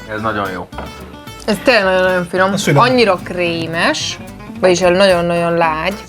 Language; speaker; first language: Hungarian; native; Hungarian